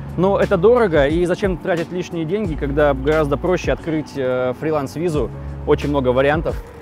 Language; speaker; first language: Russian; native; Russian